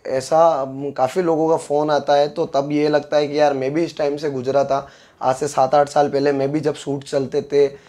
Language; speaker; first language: Hindi; native; Hindi